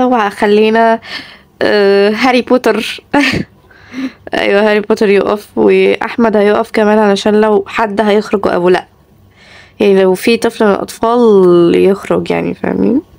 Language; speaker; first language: Arabic; native; Arabic